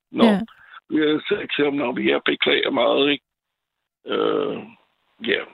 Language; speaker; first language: Danish; non-native, fluent; French